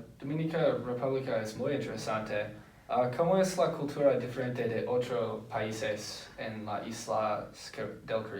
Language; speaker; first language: Spanish; non-native, learner; English